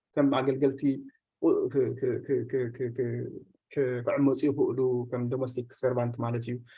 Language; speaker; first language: Tigrinya; native; Tigrinya